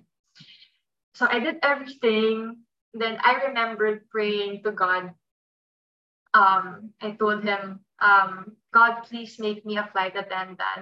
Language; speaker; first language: English; non-native, local second language; Filipino